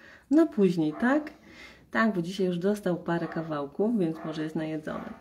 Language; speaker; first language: Polish; native; Polish